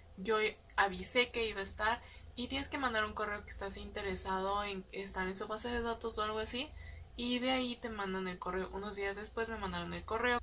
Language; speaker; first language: Spanish; native; Spanish